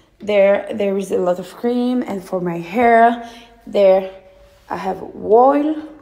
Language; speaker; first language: English; non-native, learner; French